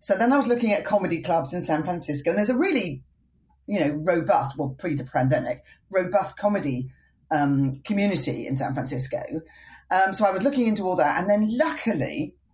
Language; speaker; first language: English; native; English